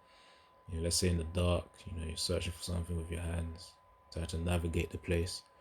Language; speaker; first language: English; native; English